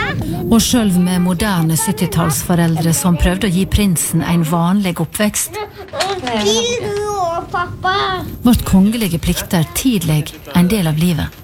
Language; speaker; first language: Norwegian; native; Norwegian